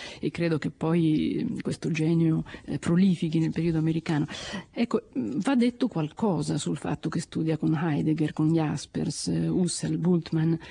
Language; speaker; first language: Italian; native; Italian